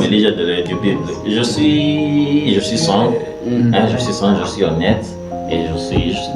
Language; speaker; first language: French; non-native, learner; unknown